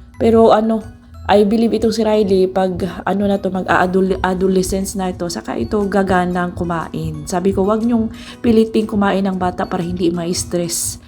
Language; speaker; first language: Filipino; non-native, local second language; Cebuano